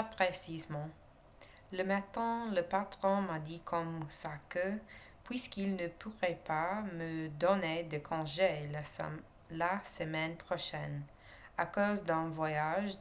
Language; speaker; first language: French; non-native, learner; English